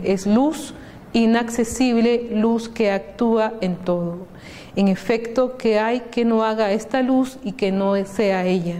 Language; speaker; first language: Spanish; native; Spanish